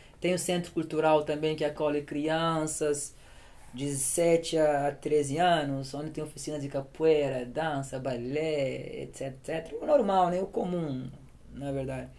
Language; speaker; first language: Portuguese; non-native, local second language; Kabuverdianu